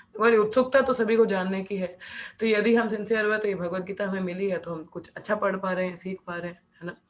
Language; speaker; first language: Hindi; non-native, local second language; Punjabi